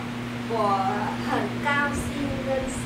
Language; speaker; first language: Chinese; non-native, learner; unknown